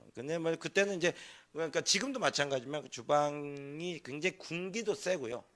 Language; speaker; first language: Korean; native; Korean